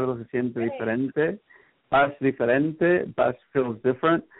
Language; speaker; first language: Spanish; native; Spanish